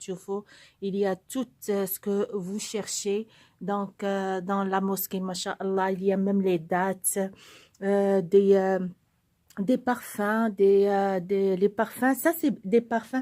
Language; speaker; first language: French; non-native, local second language; Arabic